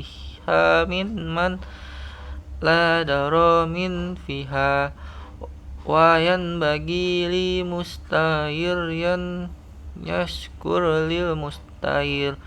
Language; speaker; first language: Arabic; non-native, learner; Indonesian